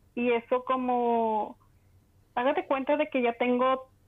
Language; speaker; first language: Spanish; native; Spanish